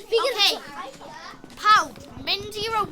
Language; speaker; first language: Welsh; non-native, local second language; English